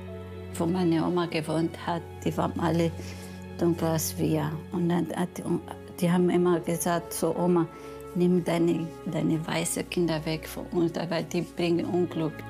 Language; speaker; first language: German; non-native, fluent; Portuguese